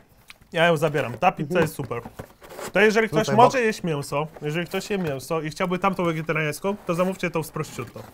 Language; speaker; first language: Polish; native; Polish